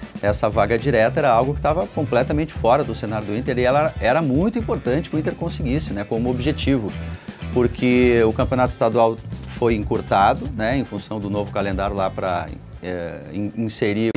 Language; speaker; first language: Portuguese; native; Portuguese